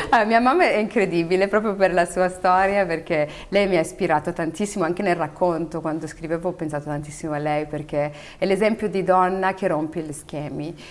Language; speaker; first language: Italian; early bilingual, other home language; Arabic